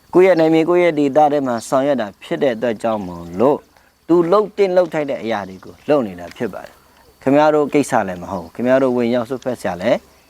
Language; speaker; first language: Burmese; non-native, local second language; Pa'o Karen